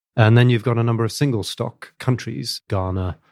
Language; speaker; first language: English; native; English